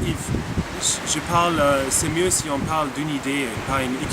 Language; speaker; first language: French; non-native, fluent; German